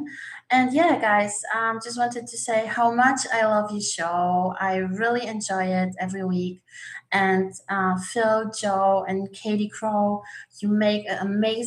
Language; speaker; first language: English; non-native, learner; Polish